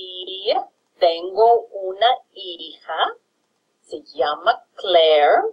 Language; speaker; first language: Spanish; non-native, fluent; English